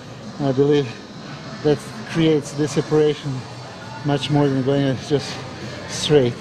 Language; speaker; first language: English; non-native, fluent; Serbian